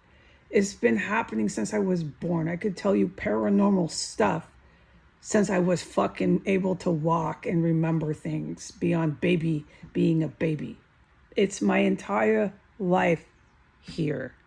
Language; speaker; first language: English; native; English